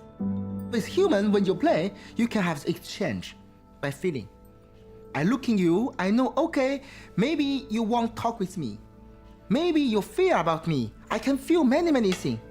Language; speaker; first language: English; non-native, learner; Chinese